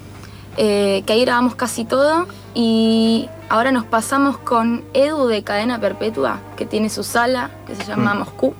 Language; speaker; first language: Spanish; native; Spanish